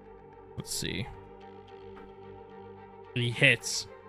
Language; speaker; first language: English; native; English